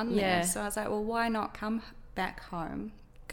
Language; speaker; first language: English; native; English